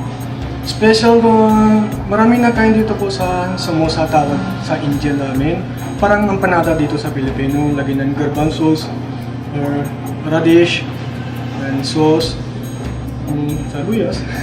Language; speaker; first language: Filipino; non-native, learner; Punjabi